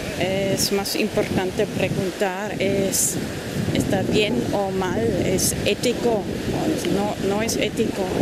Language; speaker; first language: Spanish; non-native, fluent; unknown